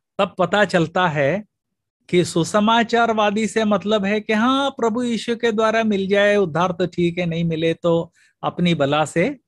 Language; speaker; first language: Hindi; native; Hindi